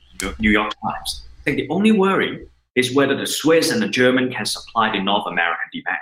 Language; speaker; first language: English; non-native, local second language; Cantonese